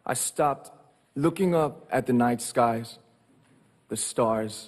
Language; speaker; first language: English; non-native, fluent; Korean